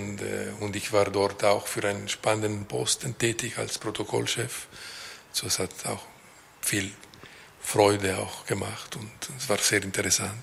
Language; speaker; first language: German; non-native, fluent; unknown